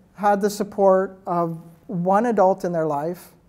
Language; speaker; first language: English; native; English